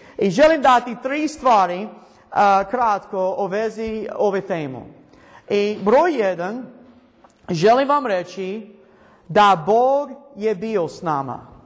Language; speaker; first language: Croatian; non-native, learner; English